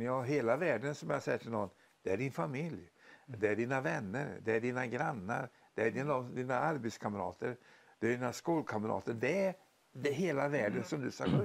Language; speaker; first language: Swedish; native; Swedish